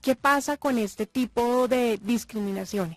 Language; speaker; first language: Spanish; native; Spanish